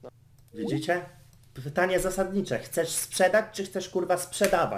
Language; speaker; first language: Polish; native; Polish